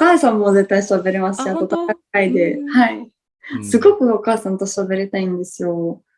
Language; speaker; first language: Japanese; non-native, fluent; Russian